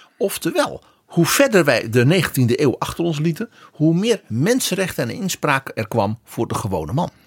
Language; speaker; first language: Dutch; native; Dutch